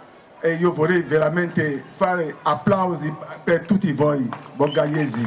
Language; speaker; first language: Italian; non-native, fluent; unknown